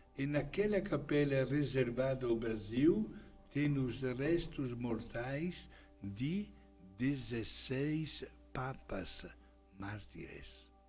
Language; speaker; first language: Portuguese; non-native, fluent; Italian